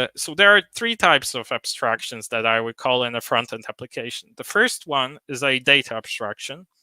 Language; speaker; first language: English; non-native, fluent; Polish